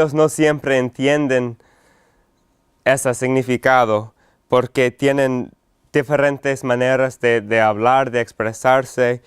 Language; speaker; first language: Spanish; non-native, fluent; English